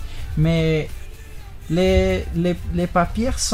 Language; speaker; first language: French; non-native, learner; Spanish